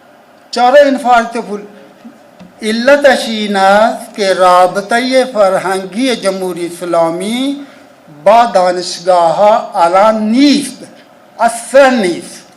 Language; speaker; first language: Persian; non-native, fluent; Urdu